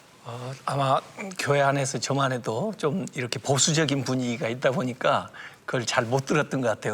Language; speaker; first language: Korean; native; Korean